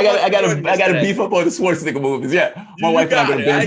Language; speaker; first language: English; native; English